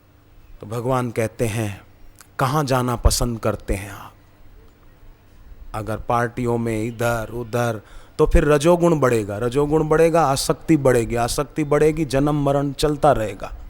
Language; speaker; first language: Hindi; native; Hindi